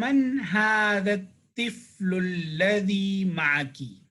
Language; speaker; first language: Arabic; non-native, fluent; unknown